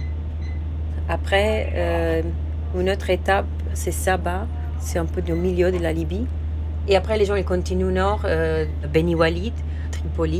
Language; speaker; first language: French; non-native, fluent; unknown